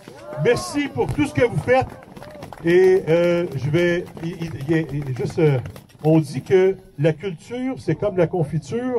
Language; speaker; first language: French; native; French